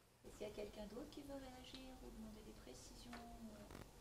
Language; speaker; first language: French; native; French